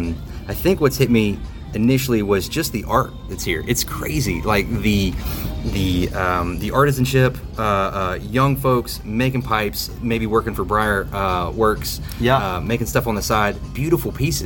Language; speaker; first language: English; native; English